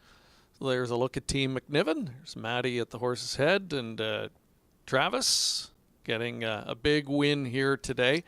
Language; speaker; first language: English; native; English